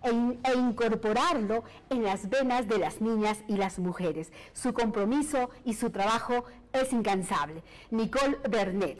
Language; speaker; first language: Spanish; native; Spanish